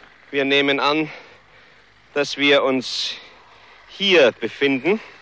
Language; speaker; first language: German; native; German